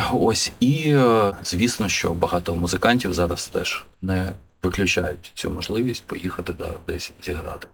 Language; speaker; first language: Ukrainian; non-native, local second language; Russian